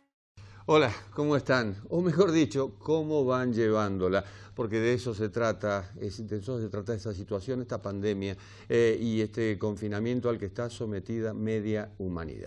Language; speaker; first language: Spanish; native; Spanish